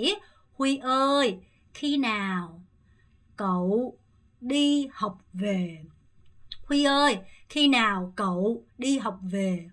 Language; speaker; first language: Vietnamese; non-native, fluent; Korean